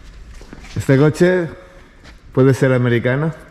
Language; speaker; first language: Spanish; native; Spanish